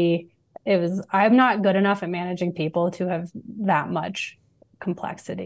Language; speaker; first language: English; native; English